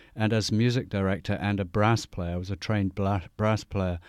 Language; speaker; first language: English; native; English